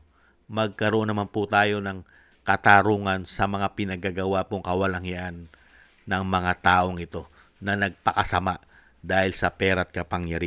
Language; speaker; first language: Filipino; native; Filipino